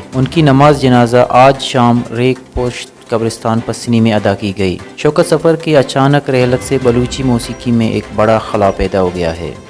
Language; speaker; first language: Urdu; non-native, local second language; Baluchi